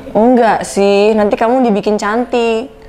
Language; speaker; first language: Indonesian; native; Indonesian